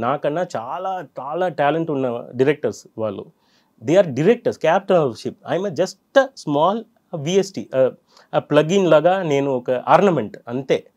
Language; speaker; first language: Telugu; non-native, local second language; Tamil